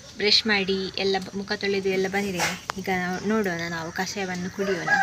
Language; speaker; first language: Kannada; non-native, local second language; Tulu